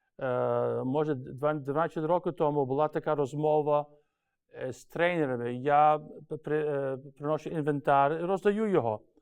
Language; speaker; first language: Ukrainian; early bilingual, heritage; Ukrainian